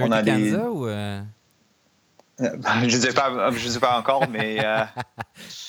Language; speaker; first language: French; non-native, learner; English